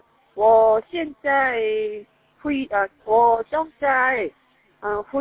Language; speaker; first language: Chinese; non-native, learner; Korean